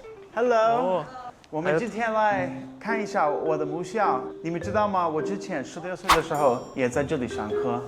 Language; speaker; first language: Chinese; non-native, fluent; English